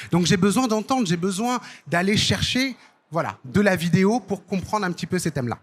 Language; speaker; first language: French; native; French